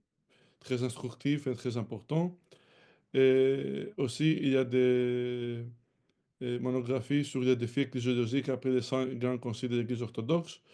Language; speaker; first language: French; non-native, fluent; Greek